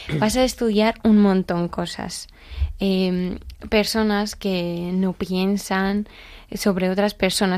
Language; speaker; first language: Spanish; non-native, learner; Georgian